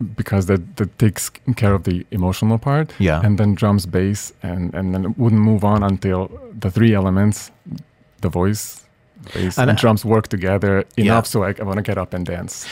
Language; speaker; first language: English; non-native, fluent; Hungarian